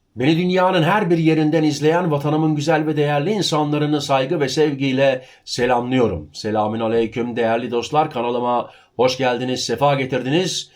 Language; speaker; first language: Turkish; early bilingual, heritage; Turkish